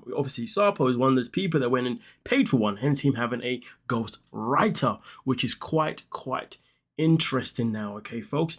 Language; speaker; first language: English; native; English